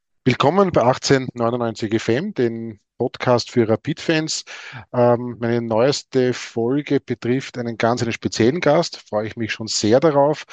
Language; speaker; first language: German; native; German